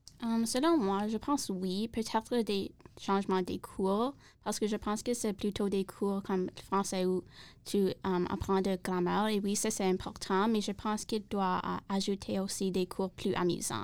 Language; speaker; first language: French; non-native, learner; English